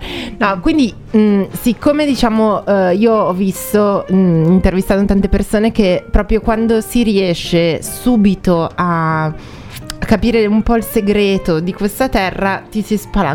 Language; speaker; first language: Italian; native; Italian